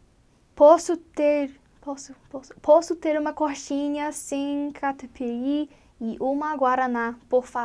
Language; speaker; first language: Portuguese; non-native, learner; English